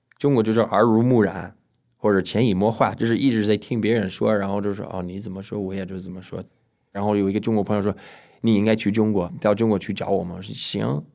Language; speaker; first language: Chinese; non-native, fluent; English